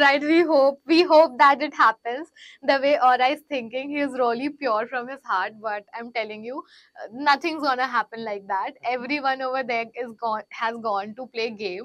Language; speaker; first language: English; non-native, learner; Korean